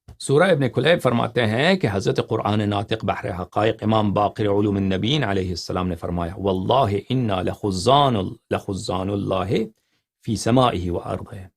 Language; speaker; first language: Urdu; non-native, fluent; Persian